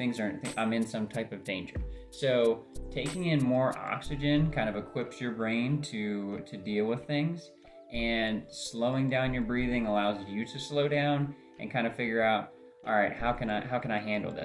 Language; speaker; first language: English; native; English